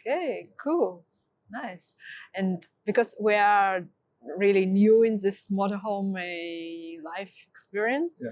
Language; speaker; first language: English; non-native, fluent; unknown